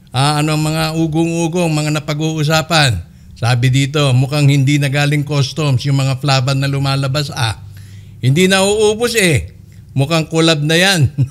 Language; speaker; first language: Filipino; native; Filipino